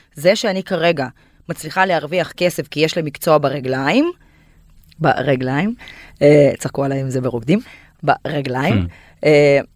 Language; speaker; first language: Hebrew; non-native, fluent; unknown